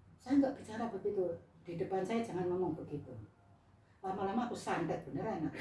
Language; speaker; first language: Indonesian; non-native, local second language; Javanese